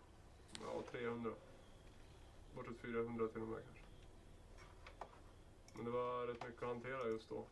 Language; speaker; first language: Swedish; native; Swedish